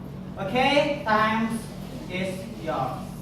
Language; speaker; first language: English; non-native, learner; Indonesian